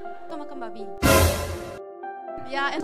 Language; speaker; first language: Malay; non-native, fluent; Korean